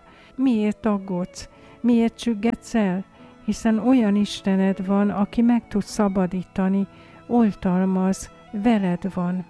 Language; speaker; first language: Hungarian; native; Hungarian